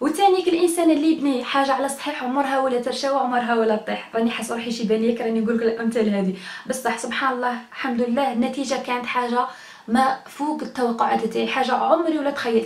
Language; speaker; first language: Arabic; native; Arabic